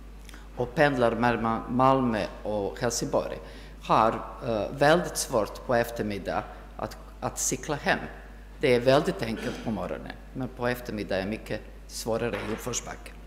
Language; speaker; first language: Swedish; non-native, fluent; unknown